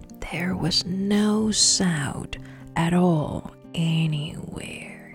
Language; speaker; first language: English; non-native, fluent; Chinese